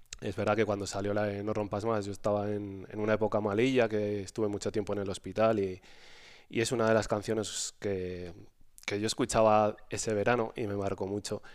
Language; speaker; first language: Spanish; native; Spanish